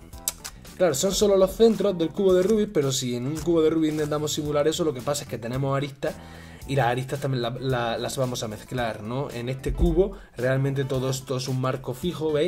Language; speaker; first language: Spanish; native; Spanish